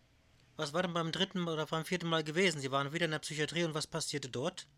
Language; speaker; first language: German; native; German